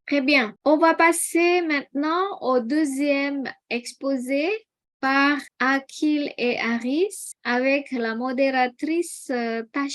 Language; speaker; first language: French; non-native, fluent; Indonesian